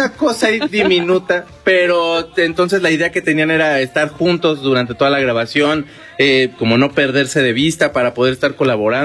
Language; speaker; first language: Spanish; native; Spanish